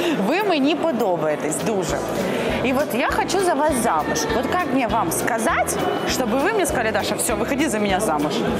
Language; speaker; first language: Ukrainian; native; Ukrainian